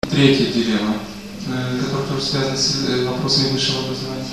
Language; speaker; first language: Russian; native; Russian